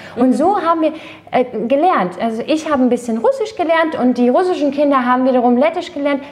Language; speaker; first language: German; non-native, fluent; Latvian